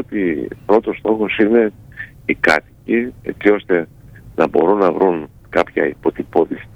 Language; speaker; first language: Greek; native; Greek